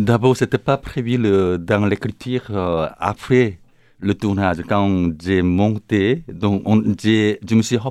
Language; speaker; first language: French; non-native, learner; Korean